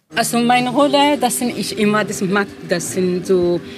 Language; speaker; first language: German; non-native, fluent; Ukrainian